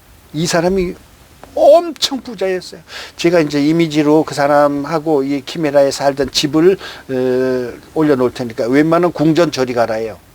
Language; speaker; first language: Korean; native; Korean